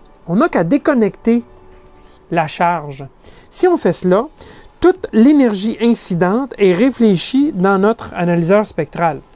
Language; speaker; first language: French; native; French